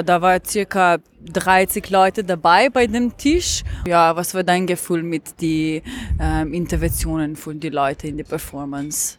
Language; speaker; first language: German; non-native, learner; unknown